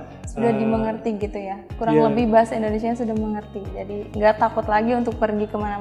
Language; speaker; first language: Indonesian; native; Indonesian